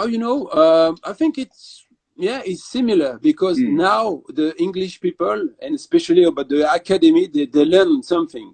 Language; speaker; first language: English; non-native, fluent; French